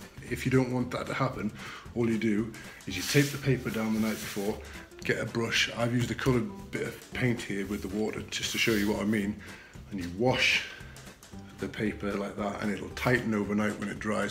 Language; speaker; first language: English; native; English